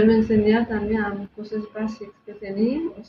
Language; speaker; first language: Catalan; non-native, local second language; Spanish